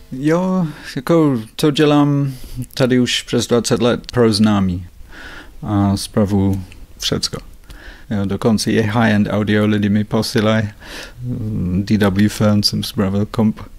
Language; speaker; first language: Czech; non-native, fluent; English